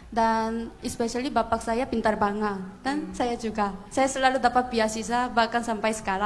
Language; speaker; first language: Indonesian; non-native, fluent; Korean